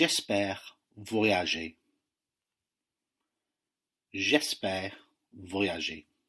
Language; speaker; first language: French; non-native, fluent; English